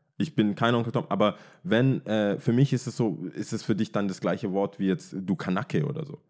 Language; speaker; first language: German; early bilingual, other home language; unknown